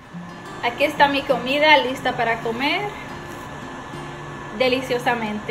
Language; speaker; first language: Spanish; early bilingual, heritage; Spanish